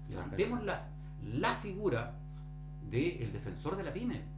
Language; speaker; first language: Spanish; native; Spanish